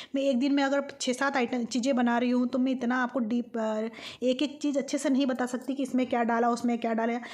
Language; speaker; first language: Hindi; non-native, local second language; Bangla